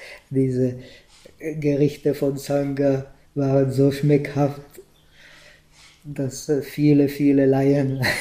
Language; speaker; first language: German; non-native, fluent; Czech